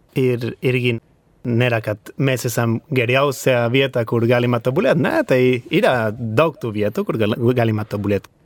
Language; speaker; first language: Lithuanian; non-native, fluent; Spanish